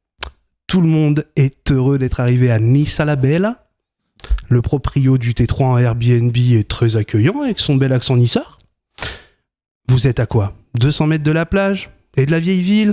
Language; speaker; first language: French; native; French